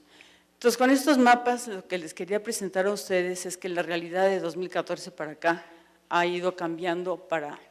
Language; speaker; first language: Spanish; native; Spanish